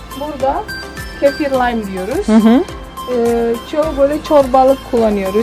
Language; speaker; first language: Turkish; non-native, learner; Indonesian